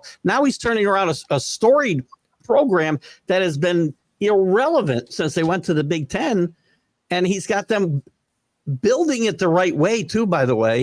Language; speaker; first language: English; native; English